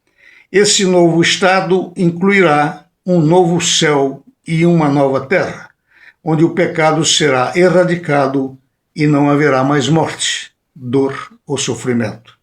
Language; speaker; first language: Portuguese; native; Portuguese